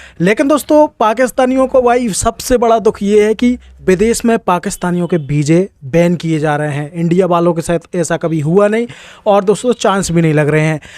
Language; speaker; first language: Hindi; native; Hindi